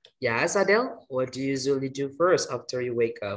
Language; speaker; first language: English; non-native, fluent; Indonesian